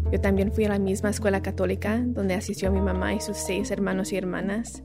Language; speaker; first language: Spanish; early bilingual, other home language; English